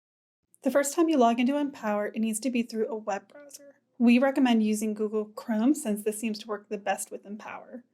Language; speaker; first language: English; native; English